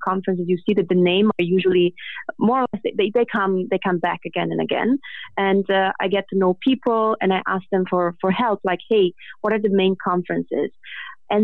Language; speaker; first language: English; non-native, fluent; Italian